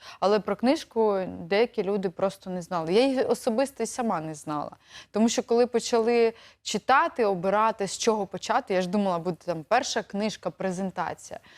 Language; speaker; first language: Ukrainian; native; Ukrainian